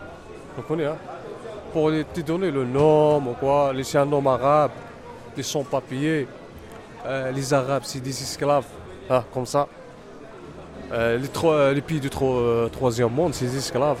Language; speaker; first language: French; non-native, learner; Arabic